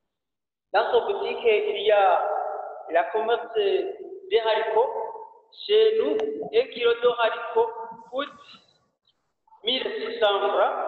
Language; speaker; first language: French; non-native, learner; Rundi